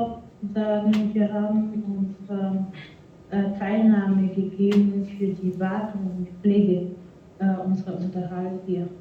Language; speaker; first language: German; non-native, fluent; French